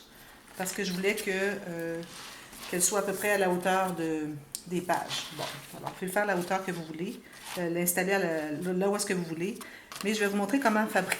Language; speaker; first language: French; native; French